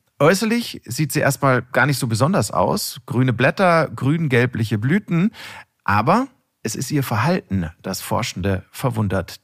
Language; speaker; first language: German; native; German